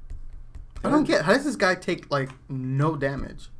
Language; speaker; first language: English; native; English